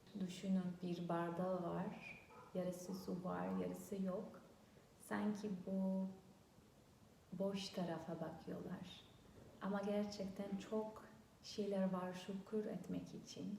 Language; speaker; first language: Turkish; non-native, fluent; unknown